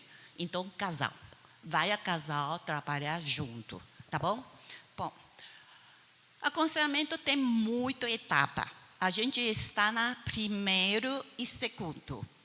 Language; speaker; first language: Portuguese; non-native, fluent; Chinese